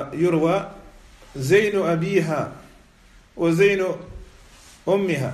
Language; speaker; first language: Arabic; non-native, fluent; French